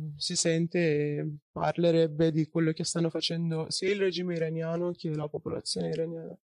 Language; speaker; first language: Italian; non-native, fluent; Persian